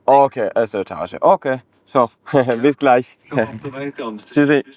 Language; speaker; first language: German; non-native, learner; Hebrew